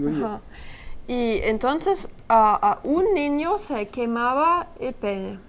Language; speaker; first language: Spanish; non-native, learner; French